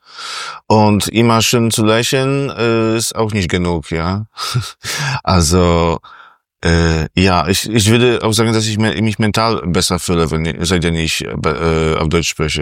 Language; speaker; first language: German; non-native, fluent; Polish